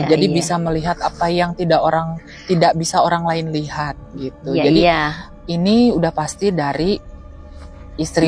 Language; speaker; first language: Indonesian; native; Indonesian